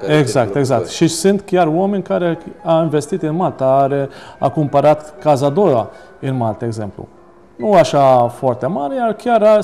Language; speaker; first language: Romanian; non-native, learner; Maltese